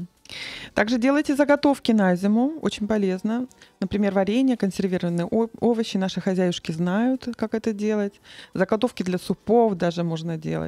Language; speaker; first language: Russian; native; Russian